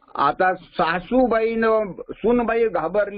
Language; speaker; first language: Hindi; non-native, local second language; Marathi